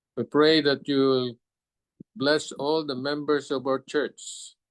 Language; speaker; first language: English; non-native, local second language; Filipino